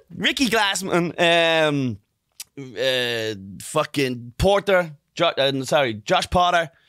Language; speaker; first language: English; native; English